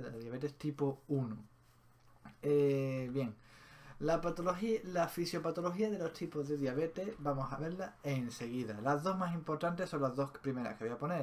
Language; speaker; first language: Spanish; native; Spanish